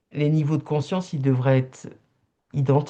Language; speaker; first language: French; native; French